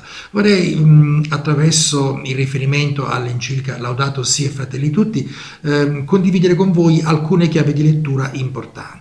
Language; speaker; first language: Italian; native; Italian